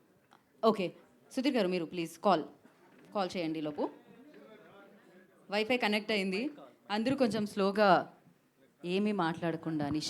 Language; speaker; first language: Telugu; native; Telugu